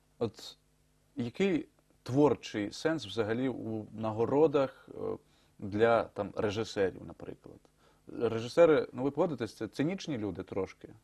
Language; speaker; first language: Ukrainian; native; Ukrainian